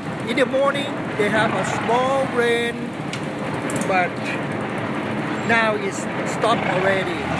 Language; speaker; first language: English; non-native, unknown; Thai